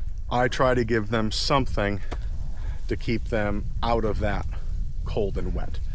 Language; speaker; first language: English; native; English